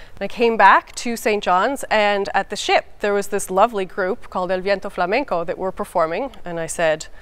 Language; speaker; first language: English; native; English